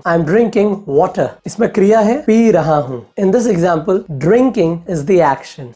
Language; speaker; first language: English; non-native, local second language; Hindi